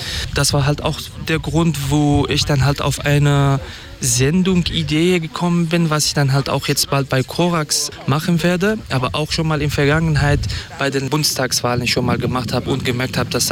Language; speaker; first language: German; non-native, fluent; Kurdish